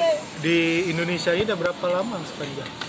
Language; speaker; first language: Indonesian; native; Indonesian